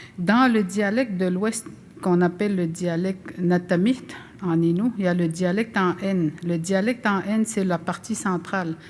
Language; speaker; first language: French; non-native, local second language; Innu-aimun